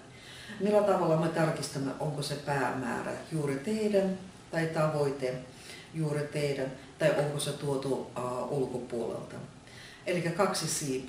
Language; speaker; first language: Finnish; non-native, fluent; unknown